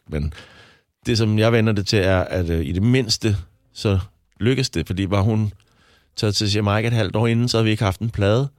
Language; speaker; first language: Danish; native; Danish